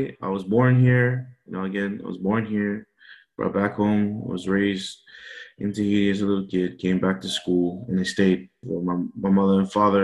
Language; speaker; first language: English; early bilingual, other home language; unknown